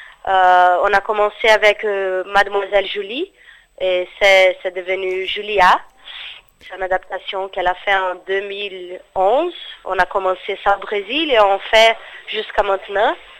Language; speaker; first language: French; non-native, fluent; Portuguese